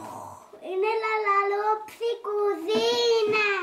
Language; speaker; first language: Greek; early bilingual, heritage; Greek